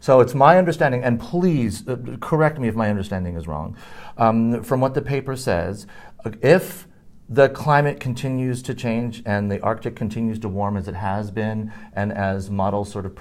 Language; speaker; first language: English; native; English